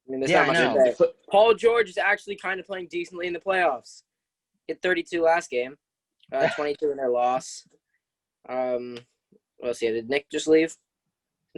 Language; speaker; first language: English; native; English